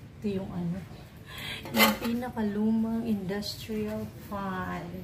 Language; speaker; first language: Filipino; native; Filipino